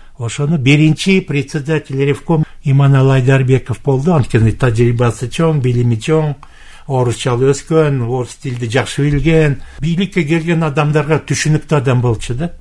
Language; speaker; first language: Kyrgyz; native; Kyrgyz